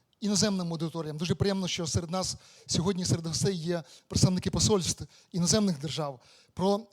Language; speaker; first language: Ukrainian; native; Ukrainian